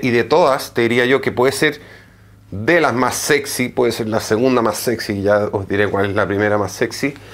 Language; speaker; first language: Spanish; native; Spanish